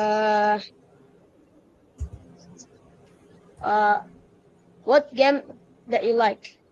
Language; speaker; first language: English; non-native, learner; Indonesian